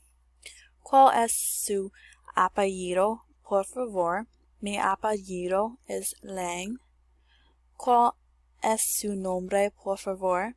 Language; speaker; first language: Spanish; non-native, learner; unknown